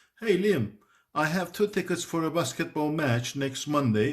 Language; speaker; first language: English; non-native, fluent; Turkish